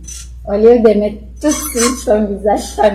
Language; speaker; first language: French; non-native, fluent; Romanian